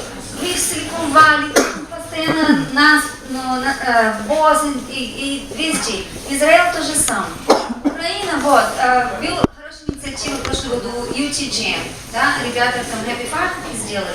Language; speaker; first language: Russian; non-native, fluent; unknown